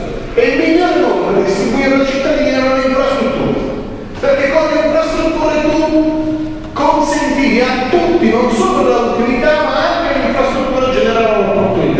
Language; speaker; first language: Italian; native; Italian